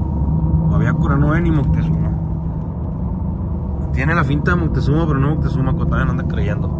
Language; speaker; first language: Spanish; native; Spanish